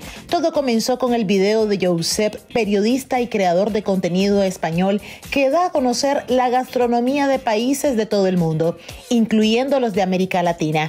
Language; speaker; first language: Spanish; native; Spanish